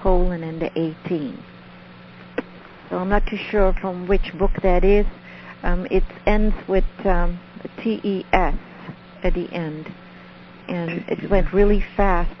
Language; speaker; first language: English; non-native, fluent; Dutch